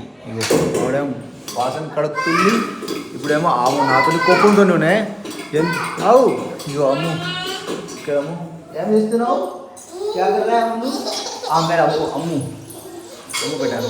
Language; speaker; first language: Telugu; non-native, learner; Hindi